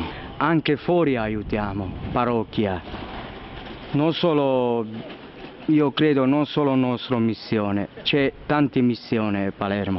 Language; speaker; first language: Italian; non-native, learner; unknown